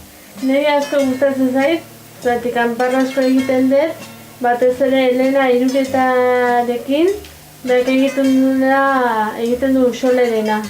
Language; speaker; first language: Basque; non-native, local second language; Spanish